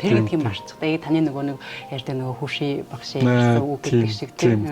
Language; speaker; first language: Mongolian; native; Mongolian